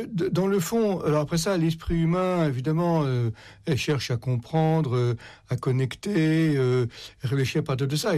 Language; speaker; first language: French; native; French